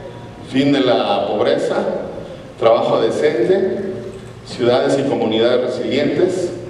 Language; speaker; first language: Spanish; native; Spanish